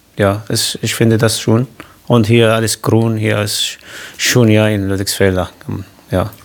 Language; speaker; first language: German; non-native, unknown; Kurdish